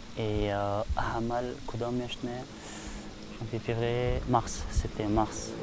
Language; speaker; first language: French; non-native, learner; Persian